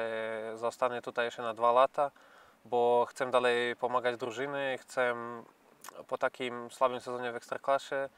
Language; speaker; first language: Polish; non-native, fluent; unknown